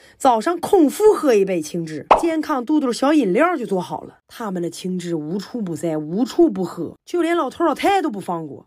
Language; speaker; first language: Chinese; native; Chinese